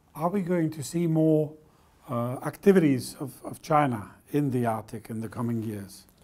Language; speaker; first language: English; non-native, fluent; Icelandic